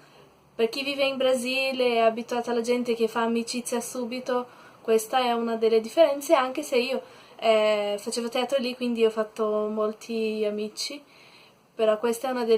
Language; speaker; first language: Italian; non-native, learner; Portuguese